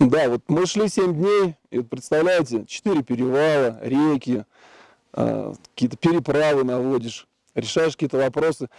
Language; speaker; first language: Russian; native; Russian